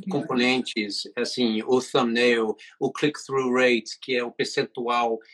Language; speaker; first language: Portuguese; non-native, fluent; English